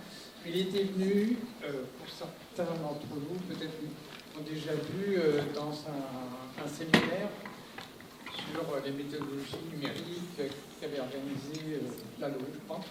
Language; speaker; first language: French; native; French